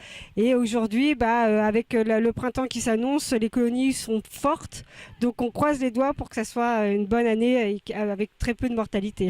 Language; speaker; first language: French; native; French